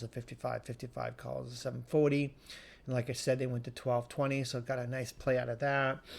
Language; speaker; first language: English; native; English